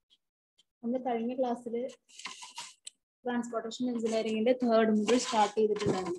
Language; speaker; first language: Malayalam; native; Malayalam